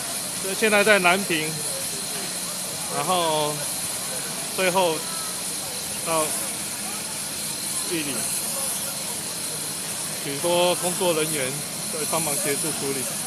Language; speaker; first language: Chinese; native; Chinese